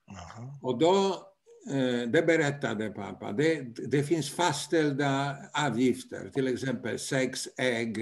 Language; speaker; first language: Swedish; non-native, fluent; Polish